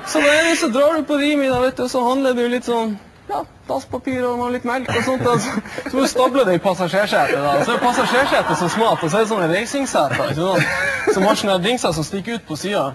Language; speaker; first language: Norwegian; native; Norwegian